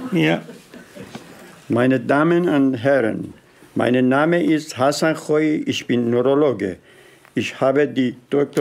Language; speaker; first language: German; non-native, learner; Persian